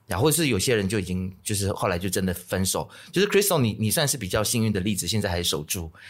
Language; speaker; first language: Chinese; native; Chinese